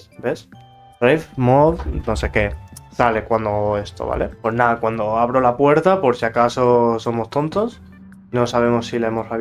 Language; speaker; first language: Spanish; native; Spanish